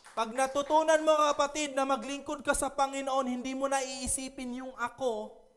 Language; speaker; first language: Filipino; non-native, local second language; Cebuano